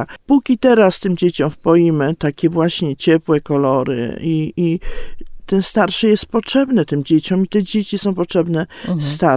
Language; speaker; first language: Polish; native; Polish